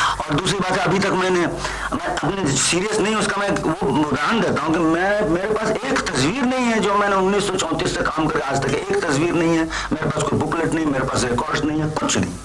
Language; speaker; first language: Hindi; non-native, local second language; Bangla